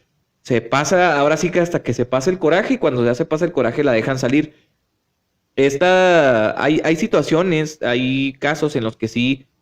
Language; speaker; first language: Spanish; native; Spanish